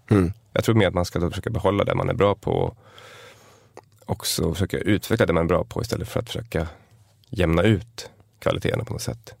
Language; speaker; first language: Swedish; native; Swedish